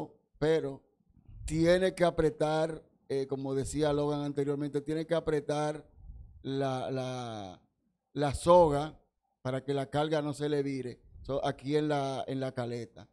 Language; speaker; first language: Spanish; native; Spanish